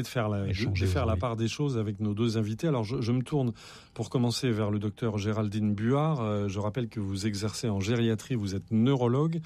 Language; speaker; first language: French; native; French